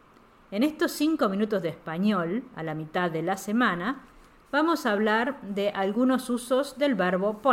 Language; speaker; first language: Spanish; native; Spanish